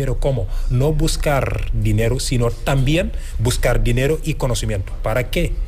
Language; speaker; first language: Spanish; non-native, fluent; Wolof